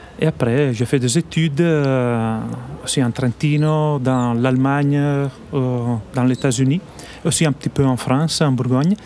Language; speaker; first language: French; non-native, learner; Italian